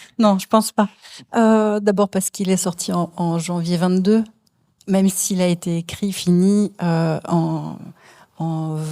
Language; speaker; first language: French; native; French